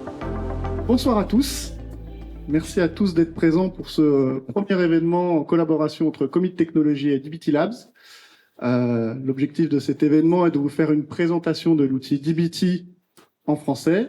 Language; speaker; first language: French; native; French